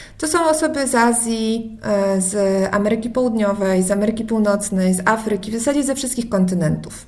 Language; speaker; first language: Polish; native; Polish